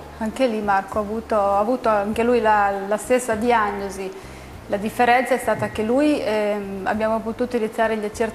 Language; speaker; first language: Italian; native; Italian